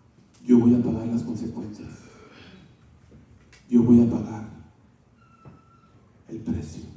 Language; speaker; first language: Spanish; native; Spanish